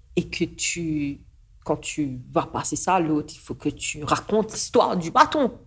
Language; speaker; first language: French; non-native, local second language; Morisyen